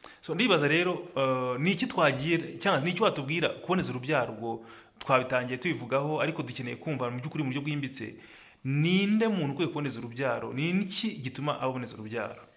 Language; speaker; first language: Kinyarwanda; native; Kinyarwanda